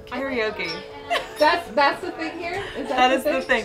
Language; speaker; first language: English; native; English